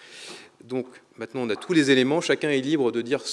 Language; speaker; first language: French; native; French